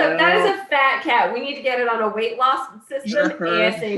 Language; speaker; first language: English; native; English